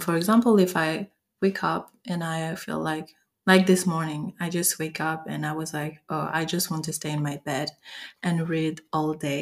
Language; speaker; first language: English; non-native, fluent; French